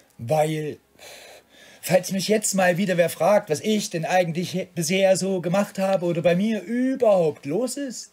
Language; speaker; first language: German; native; German